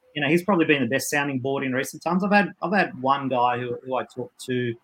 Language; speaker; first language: English; native; English